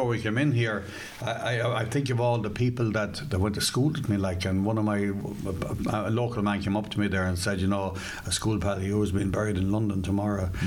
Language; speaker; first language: English; native; English